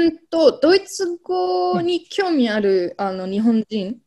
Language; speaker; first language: Japanese; non-native, fluent; German